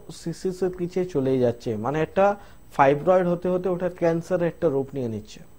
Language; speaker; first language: Bangla; non-native, local second language; Hindi